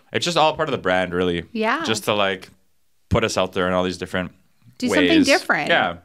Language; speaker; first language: English; native; English